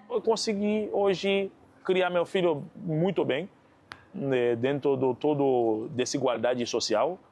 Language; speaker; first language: Portuguese; non-native, fluent; Haitian Creole